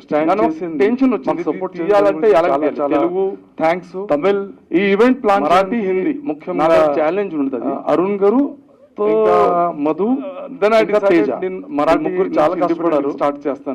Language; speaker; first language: Telugu; non-native, learner; Marathi